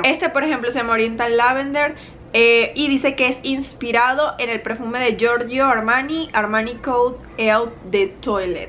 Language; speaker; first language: Spanish; native; Spanish